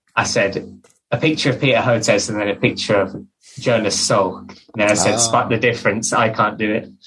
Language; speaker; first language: English; native; English